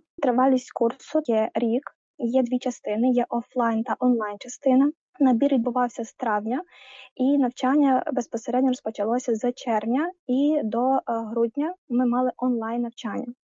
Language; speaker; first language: Ukrainian; native; Ukrainian